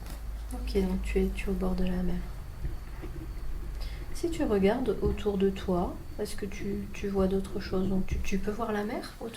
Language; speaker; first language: French; native; French